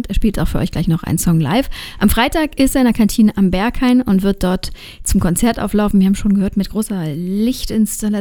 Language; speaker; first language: German; native; German